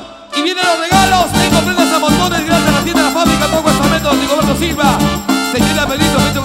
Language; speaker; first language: Spanish; native; Spanish